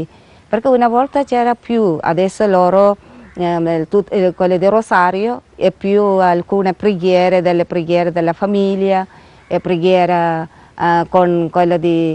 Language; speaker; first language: Italian; non-native, learner; Malayalam